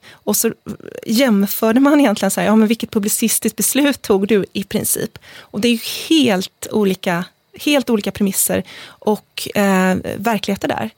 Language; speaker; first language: Swedish; native; Swedish